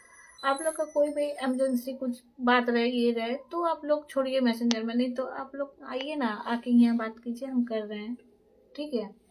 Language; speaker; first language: Hindi; non-native, local second language; Bangla